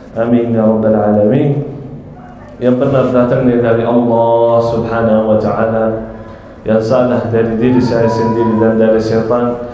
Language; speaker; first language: Malay; non-native, fluent; Arabic